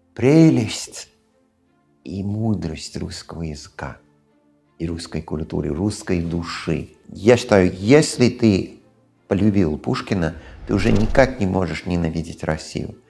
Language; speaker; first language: Russian; non-native, fluent; English